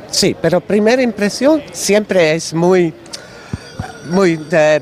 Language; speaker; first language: Spanish; non-native, learner; Dutch